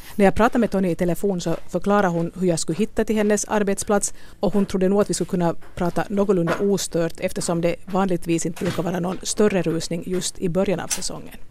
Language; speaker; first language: Swedish; native; Swedish